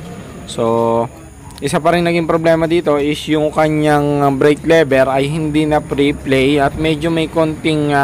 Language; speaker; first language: Filipino; native; Filipino